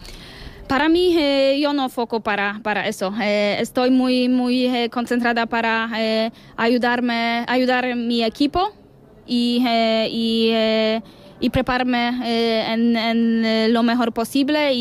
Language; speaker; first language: Spanish; non-native, learner; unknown